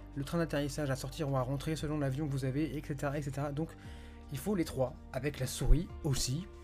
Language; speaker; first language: French; native; French